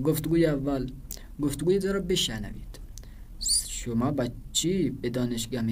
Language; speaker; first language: Persian; non-native, fluent; Urdu